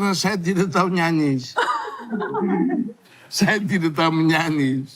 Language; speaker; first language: Indonesian; non-native, fluent; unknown